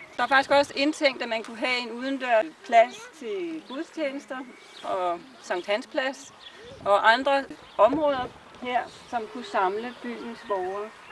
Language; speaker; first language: Danish; native; Danish